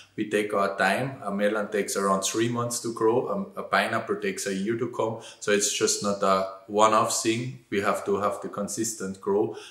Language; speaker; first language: English; non-native, fluent; German